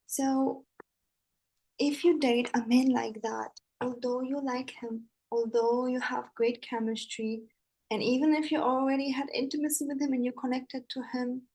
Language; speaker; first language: English; non-native, fluent; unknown